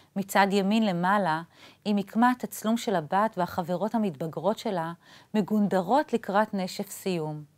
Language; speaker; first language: Hebrew; native; Hebrew